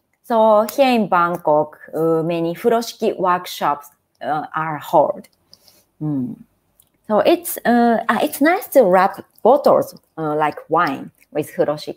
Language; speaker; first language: English; non-native, fluent; Japanese